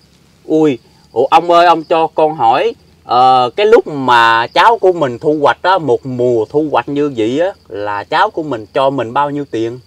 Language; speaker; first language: Vietnamese; native; Vietnamese